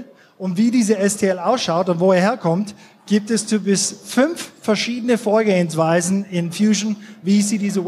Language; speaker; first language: German; non-native, fluent; English